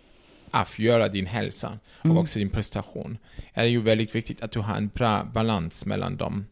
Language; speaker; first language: Swedish; non-native, fluent; German